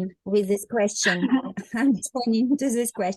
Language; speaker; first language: English; non-native, learner; Russian